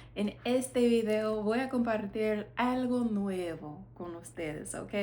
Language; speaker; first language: Spanish; non-native, learner; English